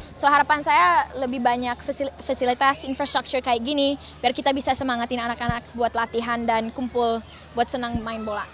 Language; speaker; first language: Indonesian; early bilingual, other home language; English